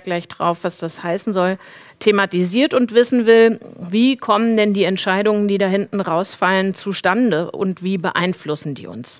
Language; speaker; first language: German; native; German